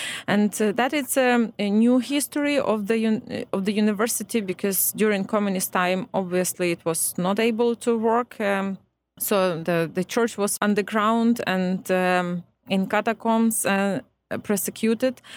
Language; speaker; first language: English; non-native, fluent; Ukrainian